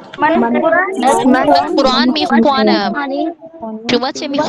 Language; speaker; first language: Persian; non-native, learner; Urdu